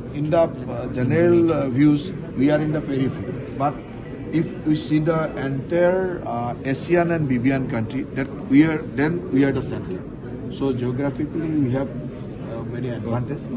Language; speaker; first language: English; non-native, local second language; Assamese